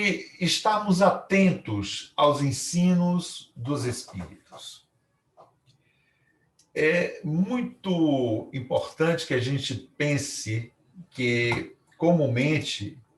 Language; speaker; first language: Portuguese; native; Portuguese